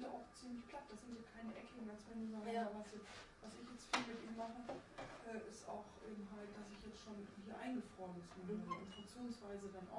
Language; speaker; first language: German; native; German